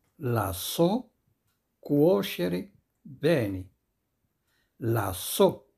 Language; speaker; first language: Italian; non-native, fluent; Arabic